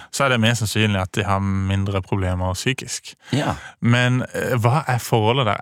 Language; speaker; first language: Norwegian; native; Norwegian